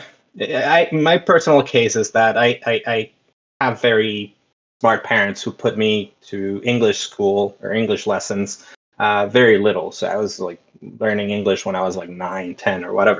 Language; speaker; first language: English; non-native, fluent; Spanish